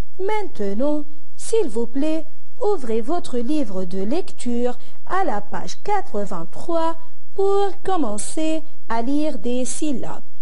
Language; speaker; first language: French; non-native, local second language; Arabic